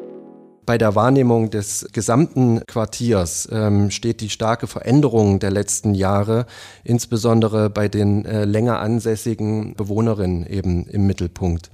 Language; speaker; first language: German; native; German